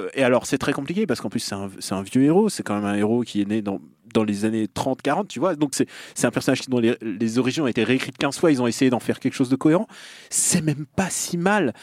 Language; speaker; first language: French; non-native, fluent; Russian